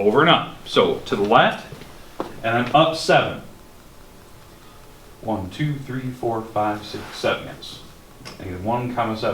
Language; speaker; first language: English; native; English